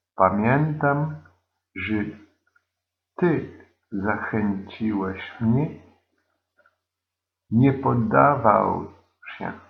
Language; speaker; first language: Polish; non-native, learner; French